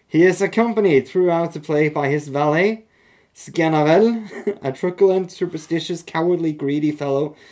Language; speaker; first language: Norwegian; native; Norwegian